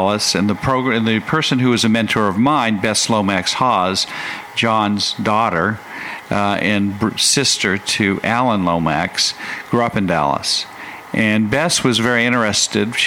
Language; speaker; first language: English; native; English